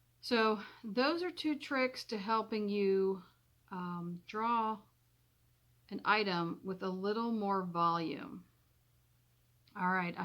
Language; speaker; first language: English; native; English